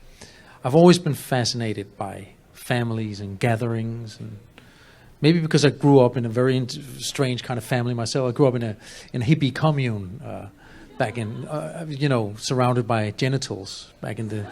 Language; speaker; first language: English; non-native, fluent; Danish